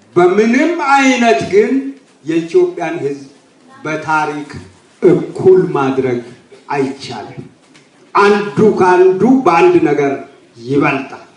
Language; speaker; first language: Amharic; non-native, local second language; Wolaytta